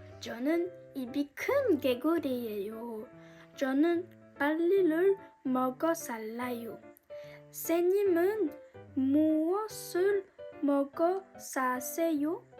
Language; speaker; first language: Korean; early bilingual, heritage; French